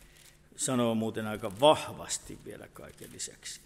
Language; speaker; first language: Finnish; native; Finnish